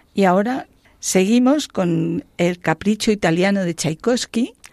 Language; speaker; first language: Spanish; native; Spanish